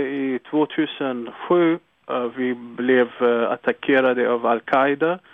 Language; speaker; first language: Swedish; non-native, fluent; Arabic